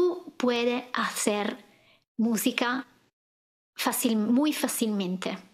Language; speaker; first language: Spanish; non-native, fluent; Italian